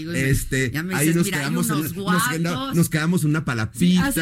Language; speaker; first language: Spanish; native; Spanish